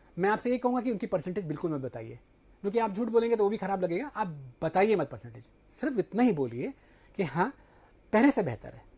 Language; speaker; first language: Hindi; native; Hindi